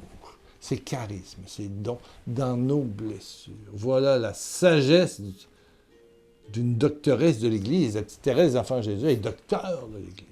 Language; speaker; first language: French; native; French